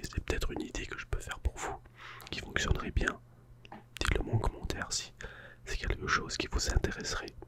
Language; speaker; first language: French; non-native, fluent; English